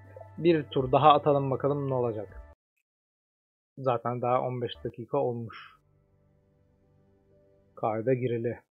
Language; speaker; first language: Turkish; native; Turkish